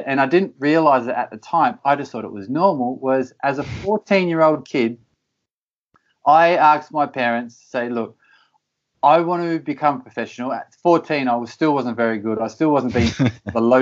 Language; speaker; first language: English; native; English